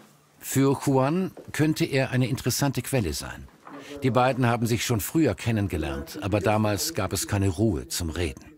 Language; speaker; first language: German; native; German